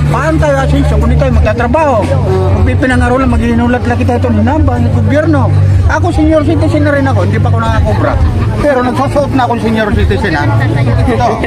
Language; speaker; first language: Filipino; non-native, local second language; Waray